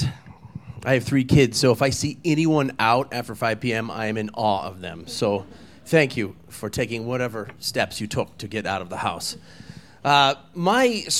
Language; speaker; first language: English; native; English